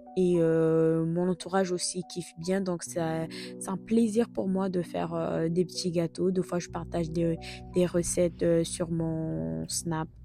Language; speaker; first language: French; non-native, local second language; Lingala